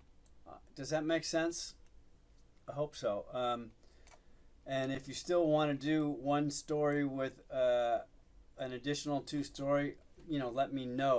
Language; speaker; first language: English; native; English